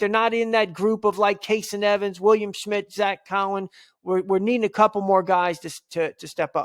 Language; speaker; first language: English; native; English